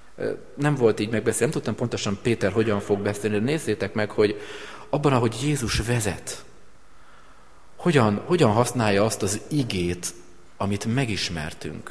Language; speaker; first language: Hungarian; native; Hungarian